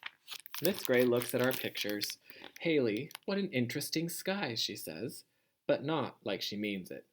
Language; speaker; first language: English; native; English